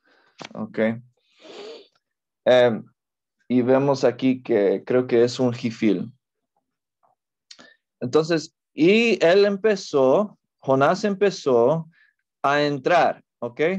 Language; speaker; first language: Spanish; non-native, fluent; English